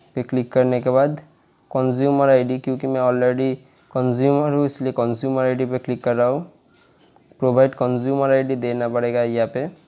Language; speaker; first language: Hindi; non-native, local second language; Bangla